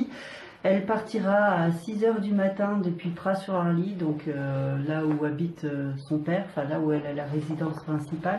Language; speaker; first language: French; native; French